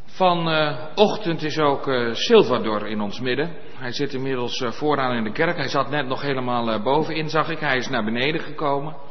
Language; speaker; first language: Dutch; native; Dutch